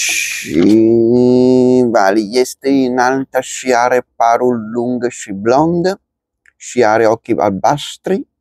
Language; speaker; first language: Romanian; non-native, learner; Spanish